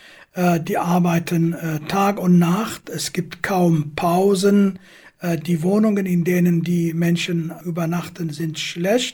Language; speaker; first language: German; non-native, fluent; Kurdish